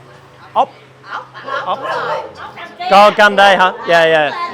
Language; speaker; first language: Vietnamese; non-native, learner; English